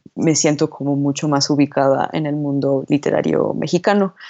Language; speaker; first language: Spanish; non-native, fluent; English